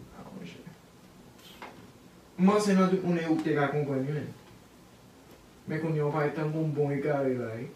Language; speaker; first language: Haitian Creole; non-native, learner; English